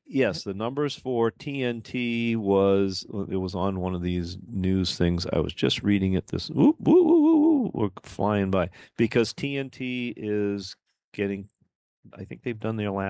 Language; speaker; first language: English; native; English